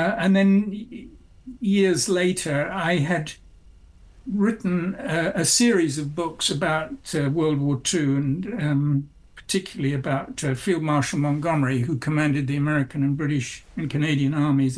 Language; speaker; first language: English; native; English